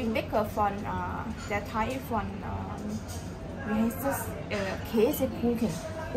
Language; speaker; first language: German; non-native, learner; Thai